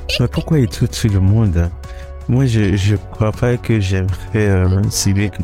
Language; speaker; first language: French; non-native, learner; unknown